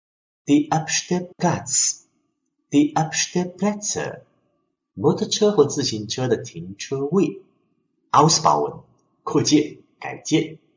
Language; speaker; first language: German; non-native, fluent; Chinese